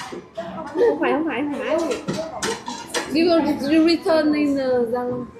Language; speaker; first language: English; non-native, learner; Vietnamese